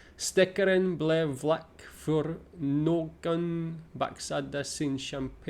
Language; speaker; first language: Swedish; non-native, learner; English